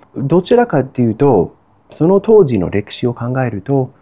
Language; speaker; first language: Japanese; non-native, fluent; English